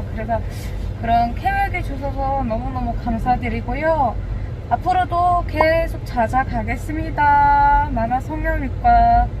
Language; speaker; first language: Korean; non-native, fluent; Mongolian